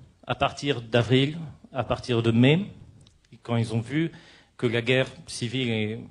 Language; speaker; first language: French; non-native, local second language; Arabic